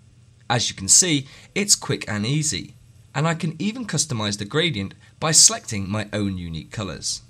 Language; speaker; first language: English; native; English